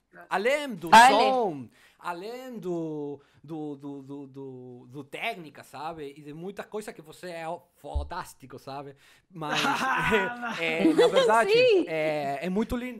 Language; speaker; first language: Portuguese; non-native, learner; Spanish